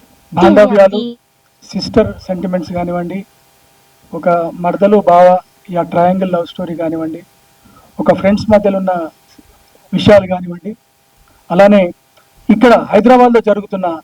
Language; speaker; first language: Telugu; native; Telugu